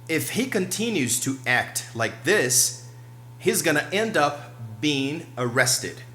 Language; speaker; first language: English; non-native, fluent; Portuguese